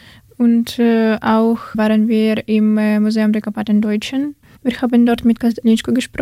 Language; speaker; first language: German; non-native, fluent; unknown